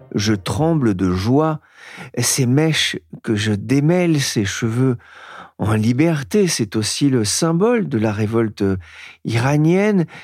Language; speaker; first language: French; native; French